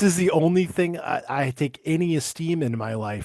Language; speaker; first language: English; native; English